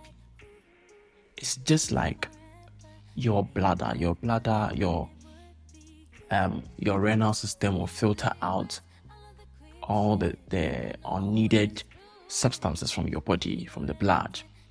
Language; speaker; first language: English; non-native, local second language; Akan